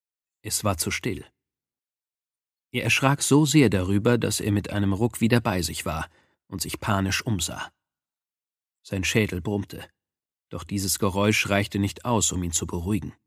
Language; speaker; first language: German; native; German